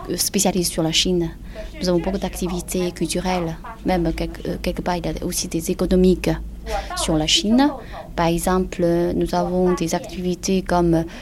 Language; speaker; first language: French; non-native, fluent; Chinese